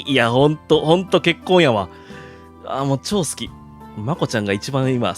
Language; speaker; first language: Japanese; native; Japanese